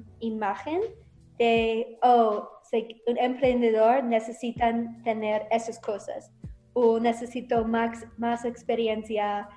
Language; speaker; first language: Spanish; non-native, learner; English